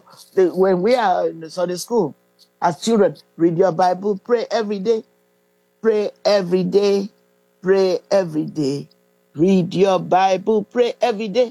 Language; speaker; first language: English; native; English